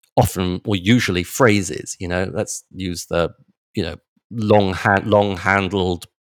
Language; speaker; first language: English; native; English